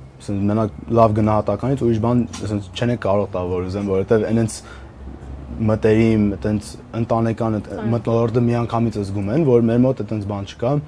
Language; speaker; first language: Armenian; early bilingual, heritage; Armenian